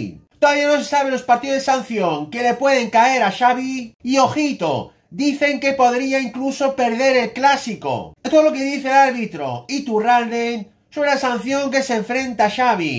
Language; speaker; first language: Spanish; native; Spanish